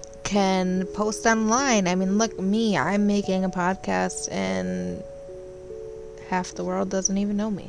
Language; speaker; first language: English; native; English